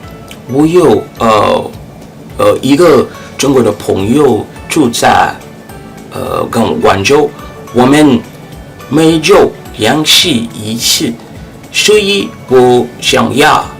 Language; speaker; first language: Chinese; non-native, learner; French